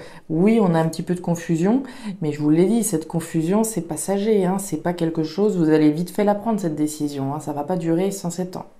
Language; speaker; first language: French; native; French